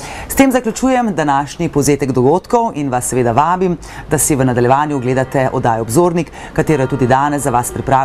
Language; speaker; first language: Slovenian; native; Slovenian